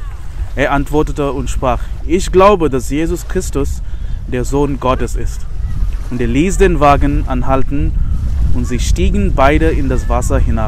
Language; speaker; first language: German; non-native, fluent; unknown